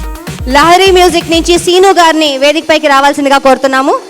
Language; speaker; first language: Telugu; native; Telugu